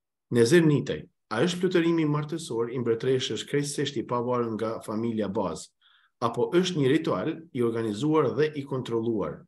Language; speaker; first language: Albanian; native; Albanian